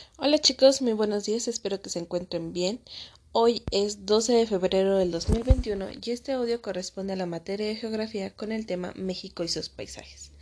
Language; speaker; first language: Spanish; native; Spanish